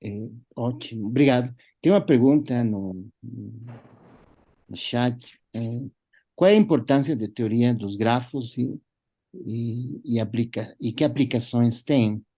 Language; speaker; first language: Portuguese; non-native, fluent; Spanish